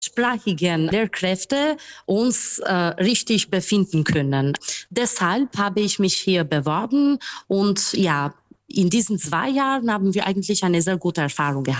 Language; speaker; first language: German; non-native, fluent; Albanian